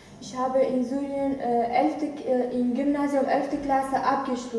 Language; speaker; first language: German; non-native, learner; Arabic